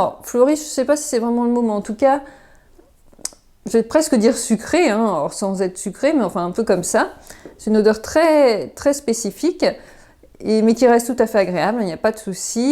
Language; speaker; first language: French; native; French